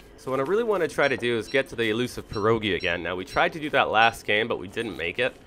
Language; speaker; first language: English; native; English